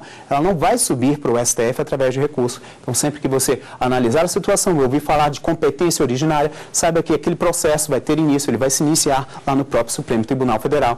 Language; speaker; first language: Portuguese; native; Portuguese